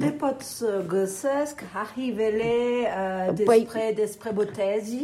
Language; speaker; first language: Romanian; non-native, learner; French